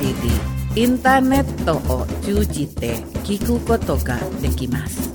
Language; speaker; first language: Japanese; non-native, fluent; Indonesian